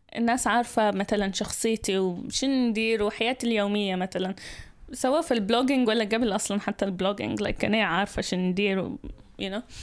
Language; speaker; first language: Arabic; early bilingual, heritage; Arabic